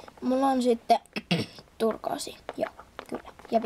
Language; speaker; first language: Finnish; native; Finnish